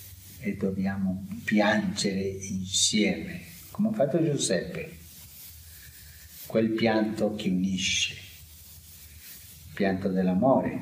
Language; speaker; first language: Italian; early bilingual, heritage; Spanish